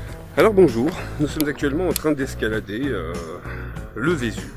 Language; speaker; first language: French; native; French